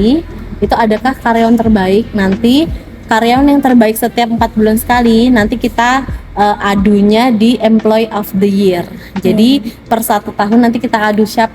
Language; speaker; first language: Indonesian; native; Indonesian